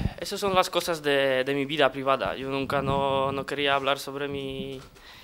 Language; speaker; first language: Spanish; non-native, fluent; Polish